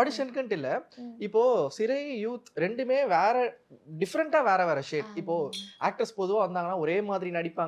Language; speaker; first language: Tamil; native; Tamil